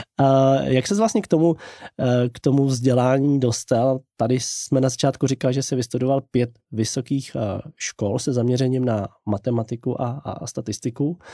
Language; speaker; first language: Czech; native; Czech